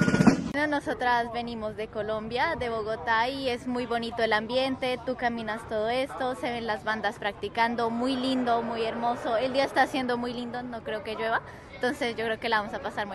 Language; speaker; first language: Spanish; native; Spanish